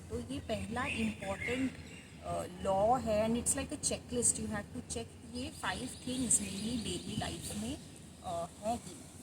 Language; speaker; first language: Hindi; native; Hindi